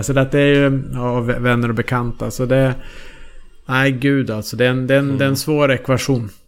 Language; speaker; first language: Swedish; native; Swedish